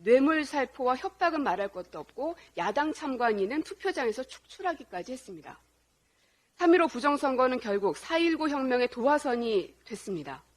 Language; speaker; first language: Korean; native; Korean